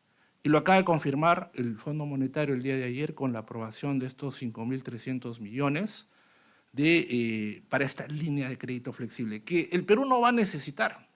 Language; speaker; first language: Spanish; native; Spanish